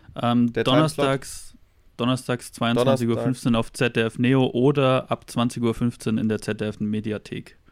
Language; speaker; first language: German; native; German